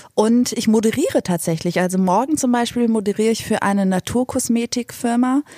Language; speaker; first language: German; native; German